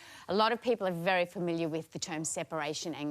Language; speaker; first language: English; native; English